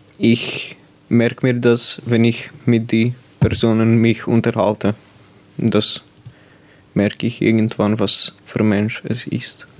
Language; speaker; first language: German; non-native, local second language; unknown